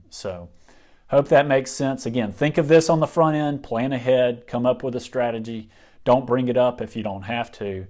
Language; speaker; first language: English; native; English